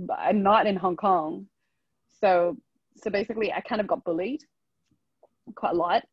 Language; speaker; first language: English; non-native, local second language; Chinese